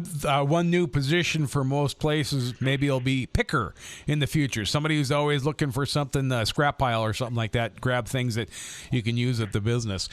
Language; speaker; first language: English; native; English